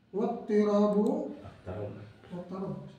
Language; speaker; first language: Arabic; non-native, learner; Indonesian